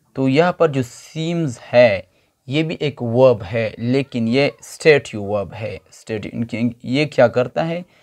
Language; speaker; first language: Urdu; non-native, local second language; Pashto